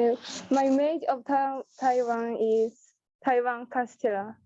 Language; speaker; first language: English; non-native, learner; Japanese